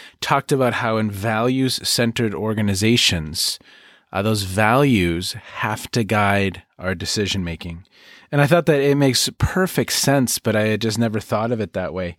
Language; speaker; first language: English; native; English